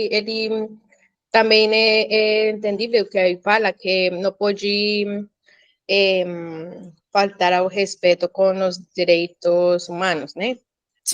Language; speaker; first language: Portuguese; non-native, learner; Spanish